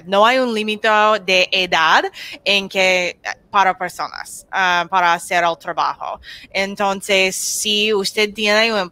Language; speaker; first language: Spanish; non-native, learner; English